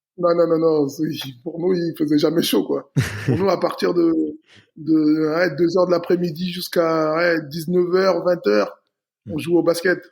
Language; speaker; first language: French; native; French